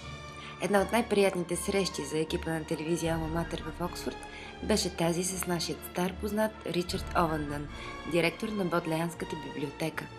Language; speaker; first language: Bulgarian; native; Bulgarian